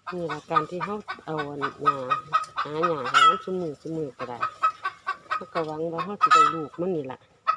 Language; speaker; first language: Thai; native; Thai